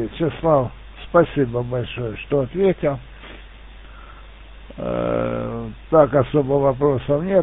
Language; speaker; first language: Russian; native; Russian